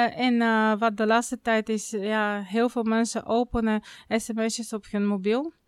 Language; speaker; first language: Dutch; non-native, fluent; Bulgarian